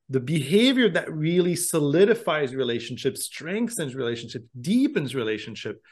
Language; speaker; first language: English; non-native, fluent; French